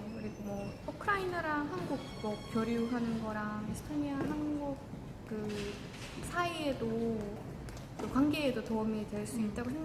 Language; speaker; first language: Korean; non-native, fluent; Estonian